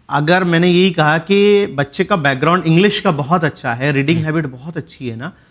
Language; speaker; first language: Hindi; native; Hindi